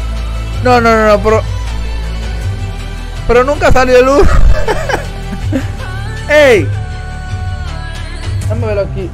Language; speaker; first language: Spanish; native; Spanish